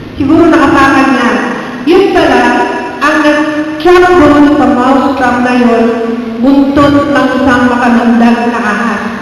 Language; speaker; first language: Filipino; non-native, local second language; Cebuano